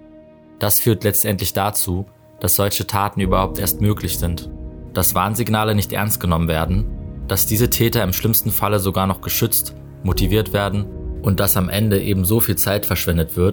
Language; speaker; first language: German; native; German